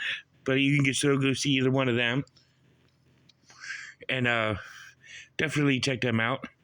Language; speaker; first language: English; native; English